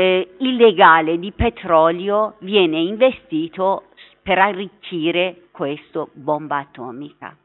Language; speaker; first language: Italian; non-native, fluent; Persian